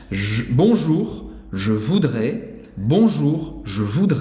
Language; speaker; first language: French; non-native, fluent; Portuguese